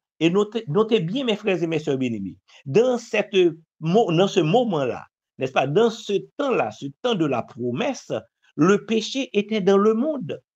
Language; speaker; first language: French; non-native, local second language; Haitian Creole